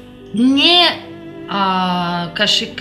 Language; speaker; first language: Turkish; non-native, learner; Russian